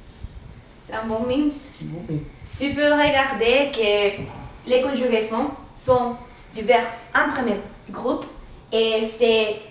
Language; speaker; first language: French; non-native, learner; Spanish